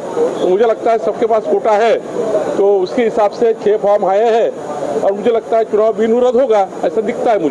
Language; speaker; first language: Hindi; non-native, local second language; Marathi